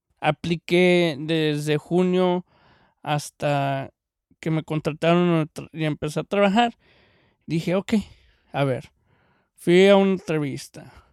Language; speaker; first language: Spanish; early bilingual, heritage; Spanish